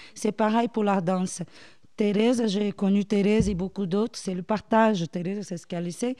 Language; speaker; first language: French; non-native, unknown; Portuguese